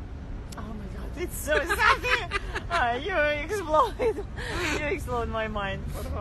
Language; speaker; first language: English; non-native, learner; Russian